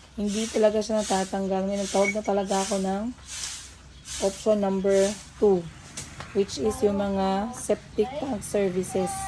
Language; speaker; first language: Filipino; non-native, local second language; Cebuano